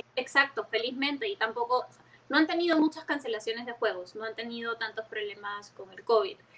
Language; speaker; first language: Spanish; native; Spanish